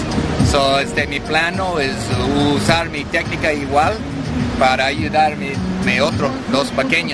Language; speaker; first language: Spanish; non-native, learner; English